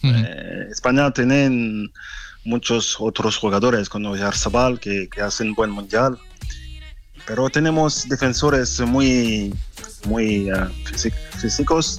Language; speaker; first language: Spanish; non-native, fluent; French